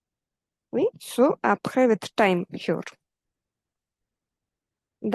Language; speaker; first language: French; non-native, fluent; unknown